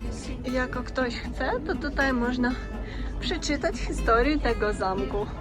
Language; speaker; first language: Polish; non-native, learner; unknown